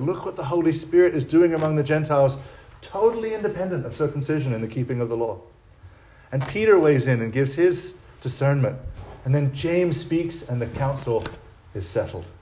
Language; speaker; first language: English; native; English